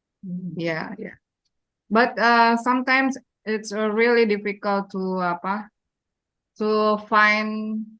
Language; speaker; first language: English; non-native, learner; Indonesian